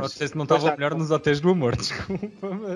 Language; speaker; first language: Portuguese; native; Portuguese